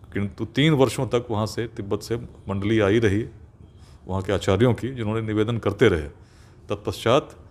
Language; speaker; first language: Hindi; native; Hindi